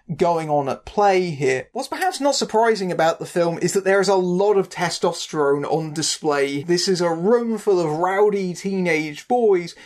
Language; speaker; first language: English; native; English